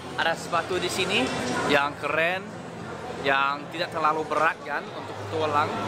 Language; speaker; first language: Indonesian; non-native, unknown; English